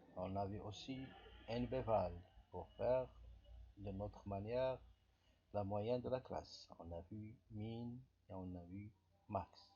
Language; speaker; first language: French; non-native, local second language; Arabic